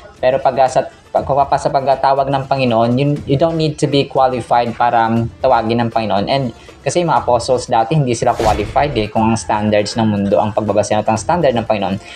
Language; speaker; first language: Filipino; non-native, local second language; Hiligaynon